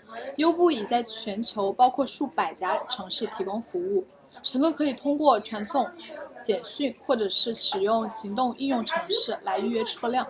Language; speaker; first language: Chinese; native; Chinese